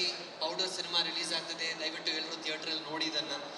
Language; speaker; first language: Kannada; non-native, local second language; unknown